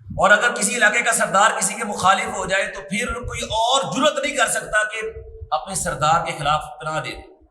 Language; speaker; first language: Urdu; non-native, local second language; Punjabi